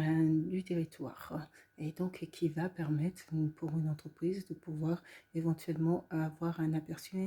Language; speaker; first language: French; native; French